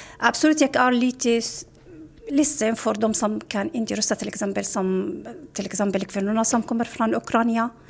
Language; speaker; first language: Swedish; non-native, learner; Arabic